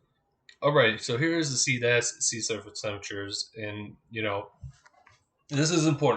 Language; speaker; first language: English; native; English